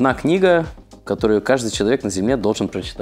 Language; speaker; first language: Russian; early bilingual, heritage; Russian